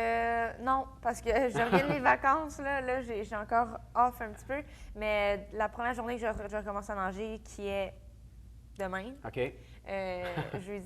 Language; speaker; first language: French; native; French